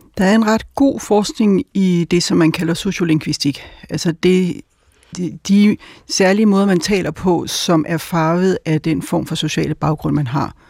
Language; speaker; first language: Danish; native; Danish